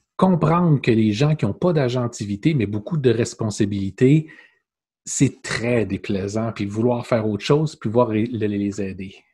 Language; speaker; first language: French; native; French